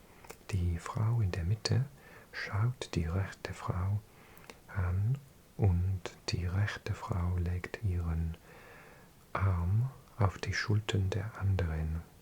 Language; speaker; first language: German; non-native, learner; English